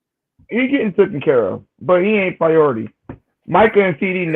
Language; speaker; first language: English; native; English